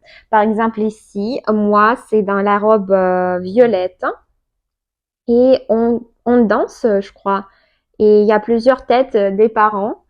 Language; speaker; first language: French; non-native, learner; Russian